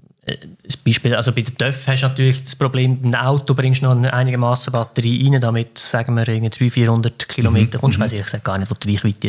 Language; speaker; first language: German; native; German